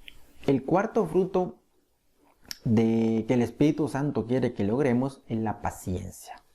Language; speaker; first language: Spanish; native; Spanish